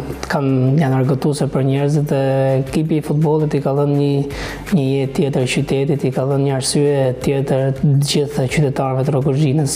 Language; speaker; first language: Albanian; native; Albanian